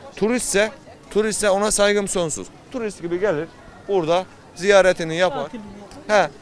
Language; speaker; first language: Turkish; native; Turkish